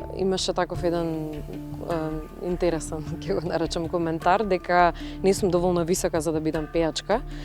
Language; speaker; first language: Macedonian; early bilingual, other home language; Russian